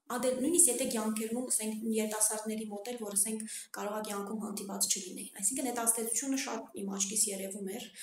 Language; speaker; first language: Armenian; early bilingual, heritage; Armenian